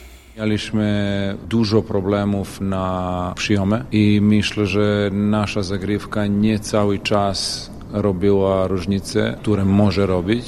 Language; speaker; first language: Polish; non-native, fluent; Serbian